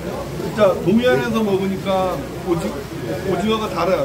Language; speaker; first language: Korean; native; Korean